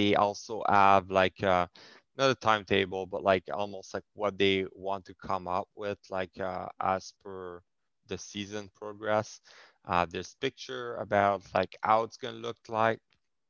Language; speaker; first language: English; non-native, fluent; French